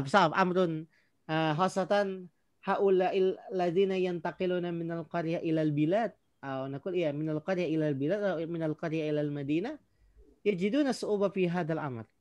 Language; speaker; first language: Arabic; non-native, fluent; Indonesian